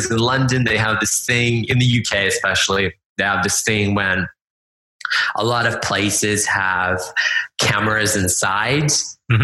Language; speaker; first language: English; non-native, fluent; Lithuanian